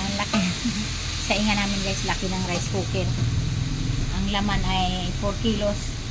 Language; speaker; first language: Filipino; non-native, local second language; Cebuano